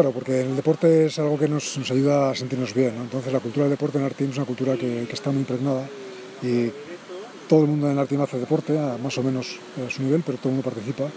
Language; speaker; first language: Spanish; native; Spanish